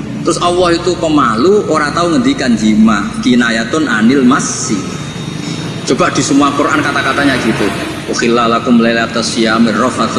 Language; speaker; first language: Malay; non-native, local second language; Javanese